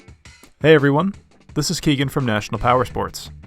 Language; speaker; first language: English; native; English